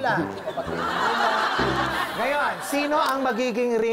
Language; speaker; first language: Filipino; native; Filipino